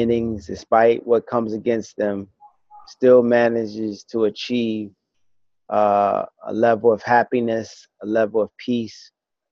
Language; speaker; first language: English; native; English